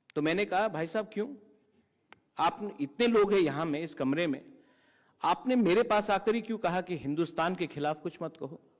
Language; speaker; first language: Hindi; non-native, local second language; Kok Borok